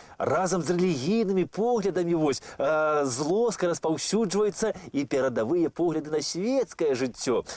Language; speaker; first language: Belarusian; native; Belarusian